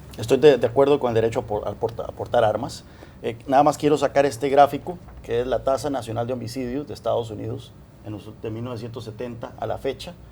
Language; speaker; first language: Spanish; native; Spanish